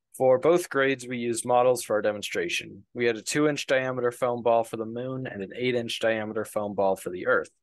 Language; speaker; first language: English; native; English